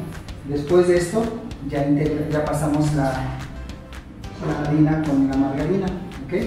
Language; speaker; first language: Spanish; native; Spanish